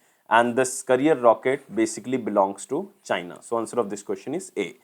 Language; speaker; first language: English; non-native, local second language; Hindi